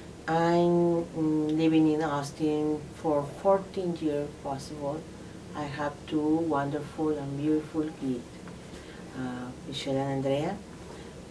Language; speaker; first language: English; non-native, learner; Spanish